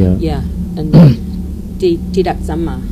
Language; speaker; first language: Indonesian; non-native, learner; English